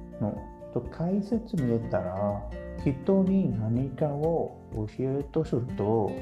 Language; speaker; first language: Japanese; non-native, learner; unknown